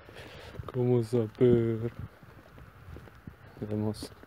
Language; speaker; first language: Spanish; non-native, learner; Bulgarian